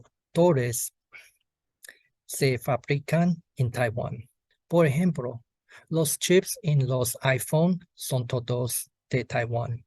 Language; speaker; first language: Spanish; non-native, learner; Chinese